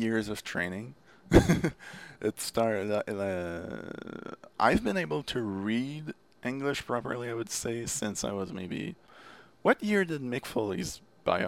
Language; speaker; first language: English; non-native, fluent; French